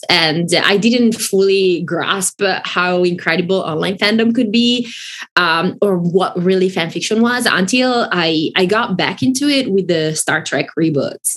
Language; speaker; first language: English; non-native, fluent; Italian